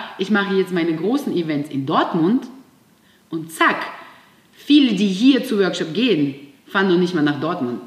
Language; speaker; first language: German; non-native, fluent; Russian